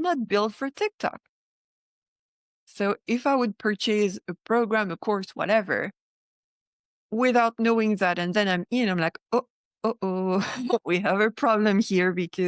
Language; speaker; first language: English; non-native, fluent; French